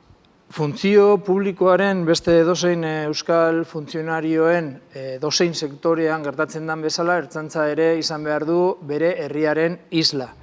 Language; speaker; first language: Basque; native; Basque